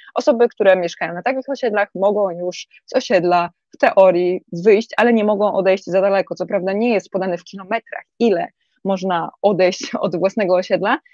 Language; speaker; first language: Polish; native; Polish